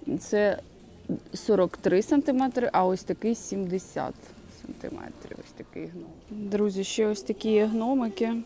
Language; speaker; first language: Ukrainian; native; Ukrainian